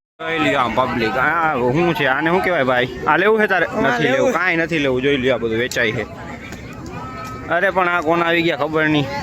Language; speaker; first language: Gujarati; native; Gujarati